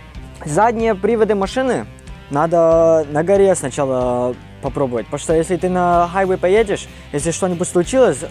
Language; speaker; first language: Russian; non-native, fluent; Cantonese